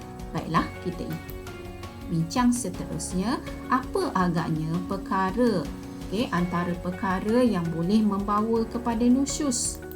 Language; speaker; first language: Malay; native; Malay